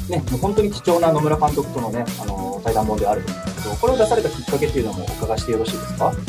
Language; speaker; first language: Japanese; native; Japanese